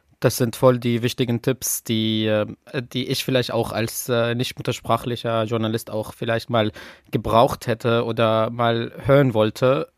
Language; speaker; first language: German; non-native, fluent; Arabic